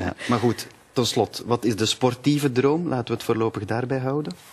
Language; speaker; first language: Dutch; native; Dutch